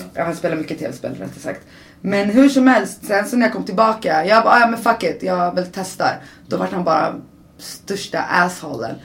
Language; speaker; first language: Swedish; early bilingual, other home language; Persian